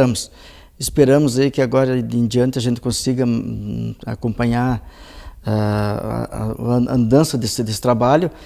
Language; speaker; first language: Portuguese; native; Portuguese